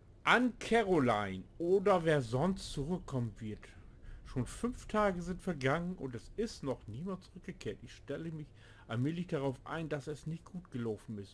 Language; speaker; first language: German; native; German